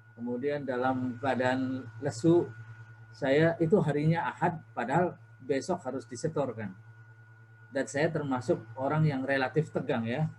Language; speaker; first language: Indonesian; native; Indonesian